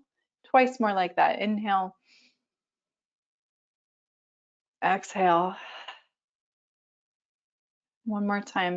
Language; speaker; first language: English; native; English